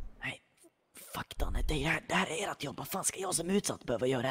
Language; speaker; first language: Swedish; native; Swedish